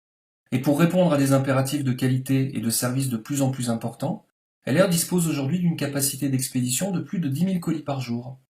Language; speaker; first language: French; native; French